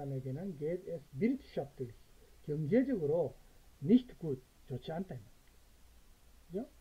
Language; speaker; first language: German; non-native, fluent; Korean